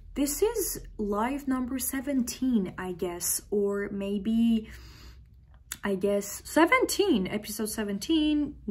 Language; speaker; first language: English; non-native, fluent; Persian